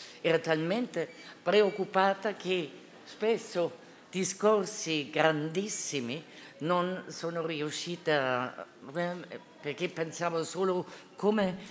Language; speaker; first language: Italian; non-native, fluent; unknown